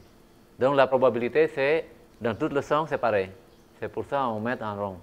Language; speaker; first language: French; non-native, fluent; Indonesian